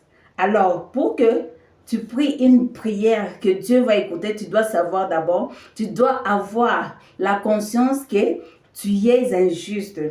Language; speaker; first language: French; non-native, local second language; Swahili